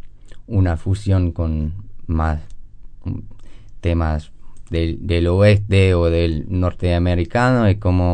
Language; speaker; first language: Spanish; non-native, learner; English